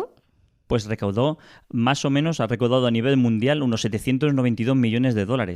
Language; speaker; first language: Spanish; native; Spanish